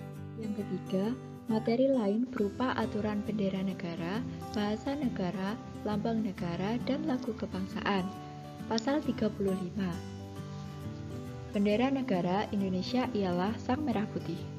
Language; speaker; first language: Indonesian; native; Indonesian